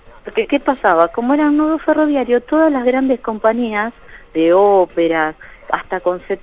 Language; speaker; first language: Spanish; native; Spanish